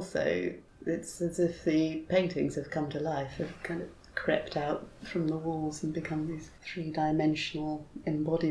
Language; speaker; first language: English; native; English